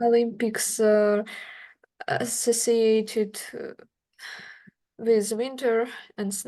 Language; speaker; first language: English; non-native, learner; Russian